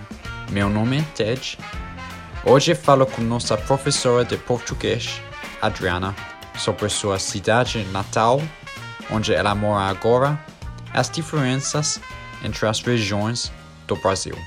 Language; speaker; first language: Portuguese; non-native, fluent; English